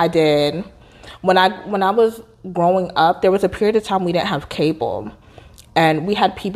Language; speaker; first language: English; native; English